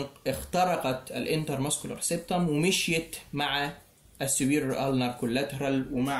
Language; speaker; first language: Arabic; native; Arabic